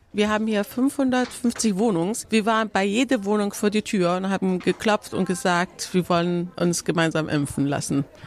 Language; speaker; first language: German; non-native, fluent; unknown